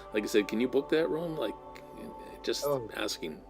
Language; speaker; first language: English; native; English